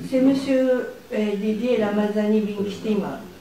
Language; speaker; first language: French; non-native, learner; Japanese